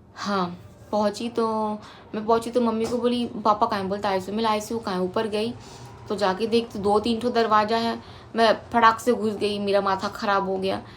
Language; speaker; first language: Hindi; non-native, local second language; Bangla